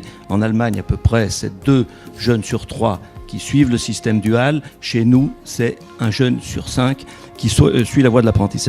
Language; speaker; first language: French; native; French